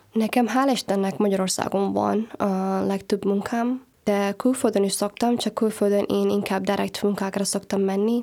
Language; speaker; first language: Hungarian; non-native, fluent; Somali